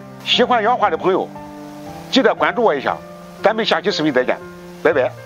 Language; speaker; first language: Chinese; native; Chinese